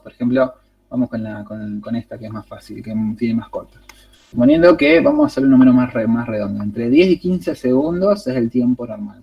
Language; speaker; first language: Spanish; native; Spanish